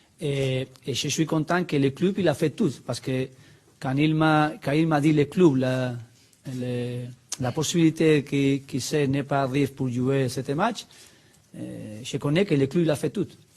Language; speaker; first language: French; non-native, learner; Spanish